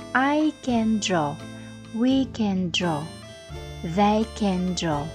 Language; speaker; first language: English; non-native, fluent; Indonesian